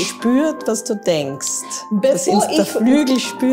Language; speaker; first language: German; native; German